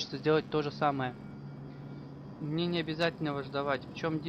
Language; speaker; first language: Russian; native; Russian